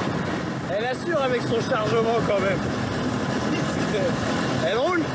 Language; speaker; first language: French; native; French